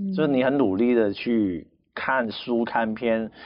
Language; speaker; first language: Chinese; non-native, local second language; Cantonese